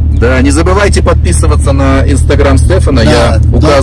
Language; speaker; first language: Russian; native; Russian